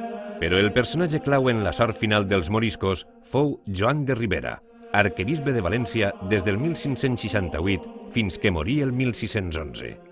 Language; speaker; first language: Catalan; native; Catalan